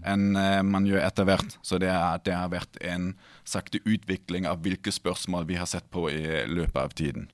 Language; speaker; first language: Norwegian; non-native, fluent; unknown